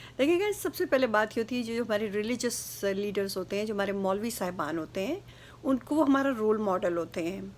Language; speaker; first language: Urdu; native; Urdu